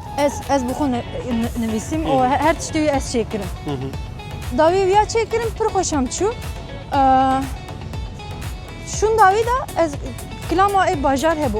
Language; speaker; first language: Kurdish; non-native, local second language; Turkish